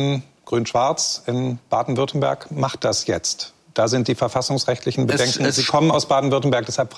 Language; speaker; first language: German; native; German